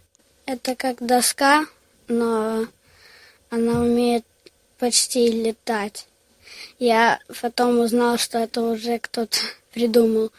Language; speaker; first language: Russian; early bilingual, heritage; Russian